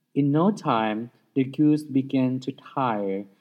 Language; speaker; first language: English; non-native, fluent; Thai